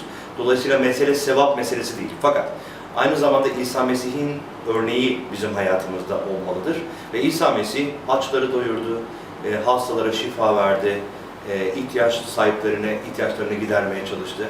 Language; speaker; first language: Turkish; native; Turkish